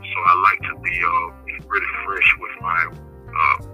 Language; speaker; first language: English; native; English